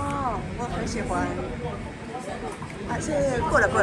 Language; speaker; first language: Chinese; non-native, learner; Japanese